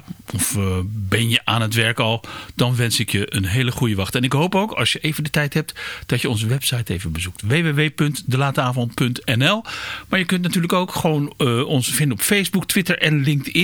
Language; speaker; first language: Dutch; native; Dutch